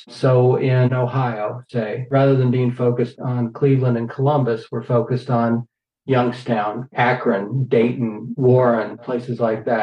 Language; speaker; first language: English; native; English